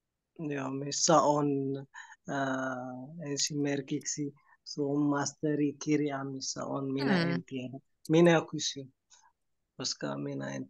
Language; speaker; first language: Finnish; non-native, learner; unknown